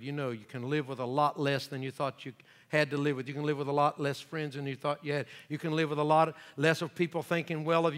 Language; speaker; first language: English; native; English